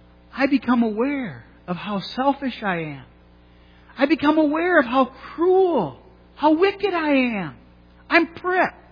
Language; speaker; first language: English; native; English